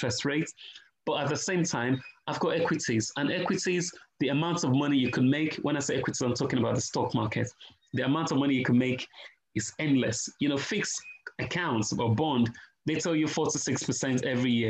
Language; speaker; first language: English; non-native, local second language; Yoruba